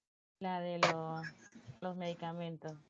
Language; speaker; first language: Spanish; native; Spanish